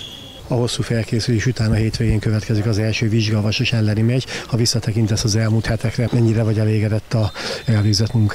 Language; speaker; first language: Hungarian; native; Hungarian